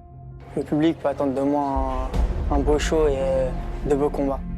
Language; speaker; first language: French; native; French